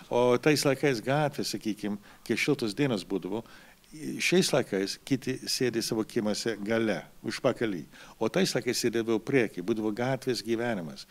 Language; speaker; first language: Lithuanian; early bilingual, heritage; Lithuanian